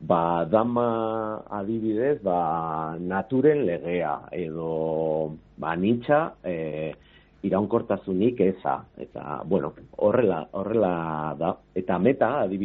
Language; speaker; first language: Basque; non-native, local second language; Spanish